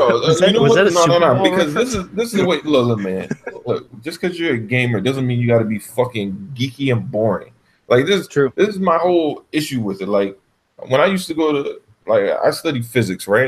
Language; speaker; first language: English; native; English